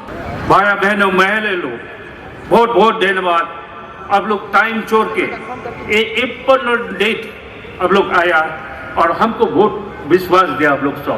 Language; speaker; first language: Hindi; non-native, local second language; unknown